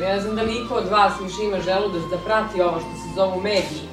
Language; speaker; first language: Croatian; native; Croatian